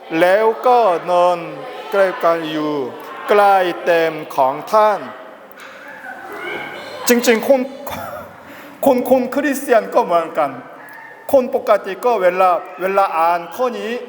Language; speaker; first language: Thai; non-native, learner; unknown